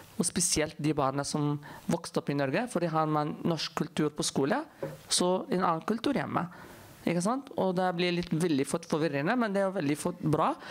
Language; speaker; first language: Norwegian; non-native, fluent; Arabic